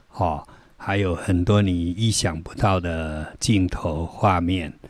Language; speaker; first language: Chinese; non-native, local second language; Min Nan Chinese